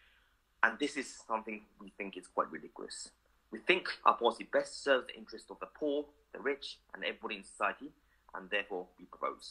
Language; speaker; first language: English; non-native, fluent; Japanese